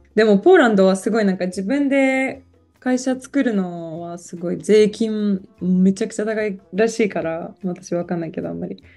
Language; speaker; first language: Japanese; non-native, fluent; Polish